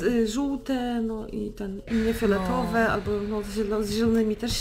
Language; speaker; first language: Polish; native; Polish